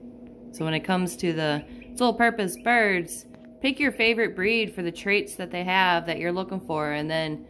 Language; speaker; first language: English; native; English